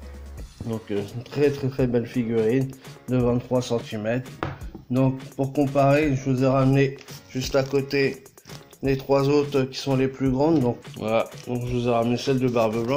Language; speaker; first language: French; native; French